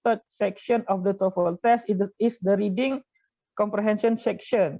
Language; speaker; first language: English; non-native, fluent; Indonesian